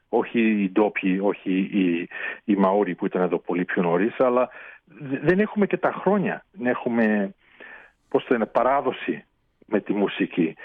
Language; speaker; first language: Greek; early bilingual, heritage; Greek